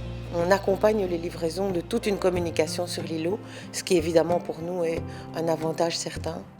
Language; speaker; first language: French; native; French